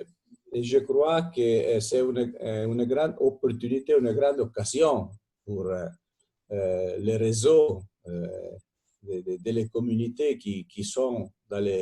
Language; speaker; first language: French; non-native, fluent; Italian